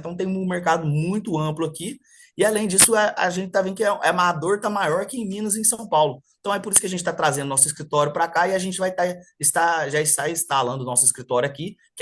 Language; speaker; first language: Portuguese; native; Portuguese